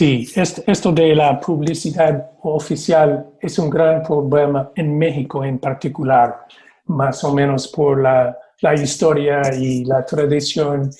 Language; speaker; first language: Spanish; non-native, fluent; English